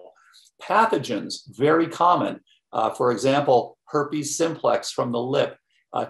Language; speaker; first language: English; native; English